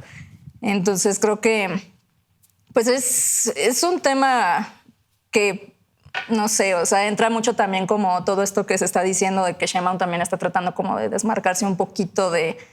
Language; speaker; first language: Spanish; native; Spanish